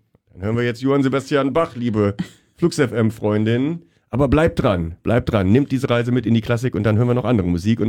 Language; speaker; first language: German; native; German